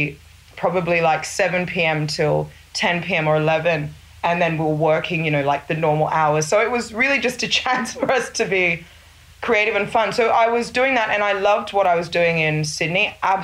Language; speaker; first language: English; native; English